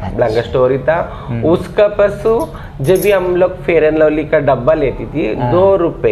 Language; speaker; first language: Hindi; non-native, local second language; Kannada